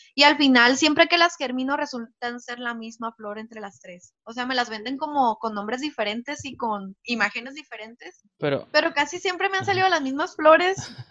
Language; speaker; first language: Spanish; native; Spanish